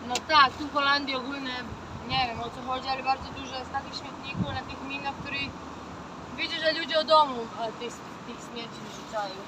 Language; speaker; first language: Polish; non-native, learner; Croatian